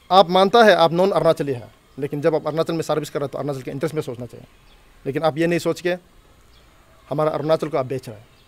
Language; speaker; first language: Hindi; non-native, local second language; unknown